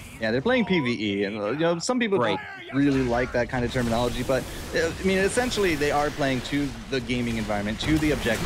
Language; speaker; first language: English; native; English